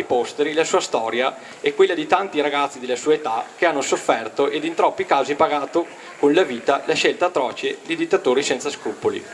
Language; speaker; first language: Italian; native; Italian